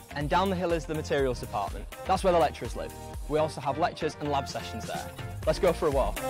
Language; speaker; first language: English; non-native, fluent; Chinese